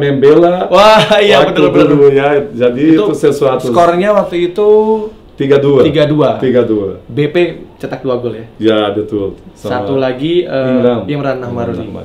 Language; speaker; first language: Indonesian; non-native, fluent; Portuguese